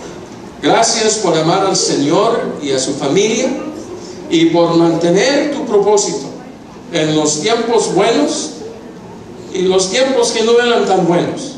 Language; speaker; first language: Spanish; non-native, fluent; English